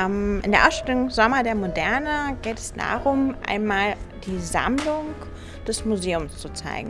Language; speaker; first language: German; native; German